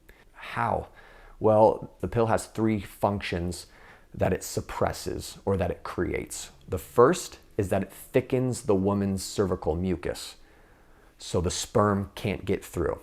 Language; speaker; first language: English; native; English